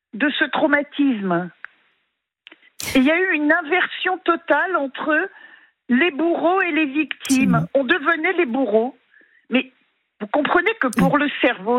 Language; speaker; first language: French; native; French